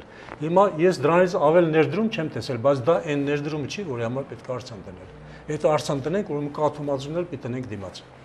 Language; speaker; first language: Armenian; native; Armenian